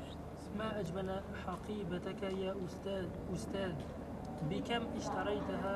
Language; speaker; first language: Arabic; non-native, learner; French